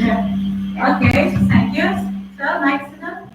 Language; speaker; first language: English; non-native, fluent; Uzbek